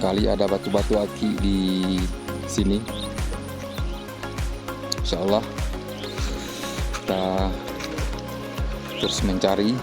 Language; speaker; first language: Indonesian; non-native, local second language; Achinese